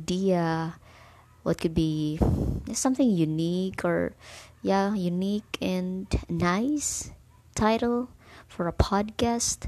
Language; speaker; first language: English; non-native, local second language; Cebuano